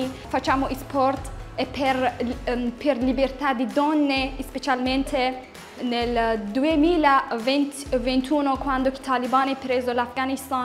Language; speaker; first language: Italian; non-native, learner; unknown